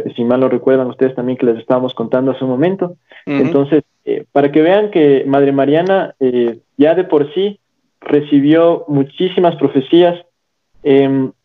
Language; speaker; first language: Spanish; native; Spanish